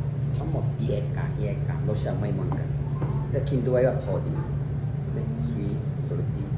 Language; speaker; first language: Thai; non-native, learner; Japanese